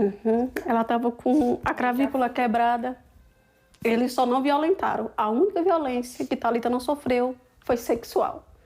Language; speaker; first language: Portuguese; native; Portuguese